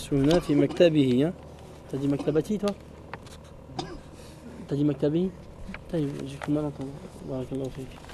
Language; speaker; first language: Arabic; non-native, fluent; French